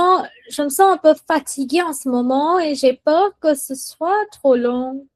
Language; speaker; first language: French; non-native, fluent; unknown